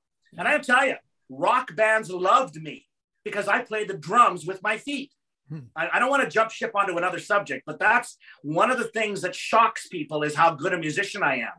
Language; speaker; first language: English; native; English